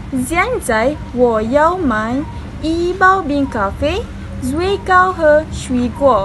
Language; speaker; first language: Chinese; non-native, learner; Malay